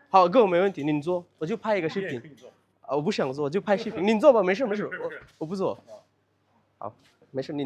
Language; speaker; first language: Chinese; non-native, learner; Bangla